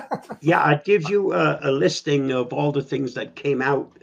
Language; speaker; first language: English; native; English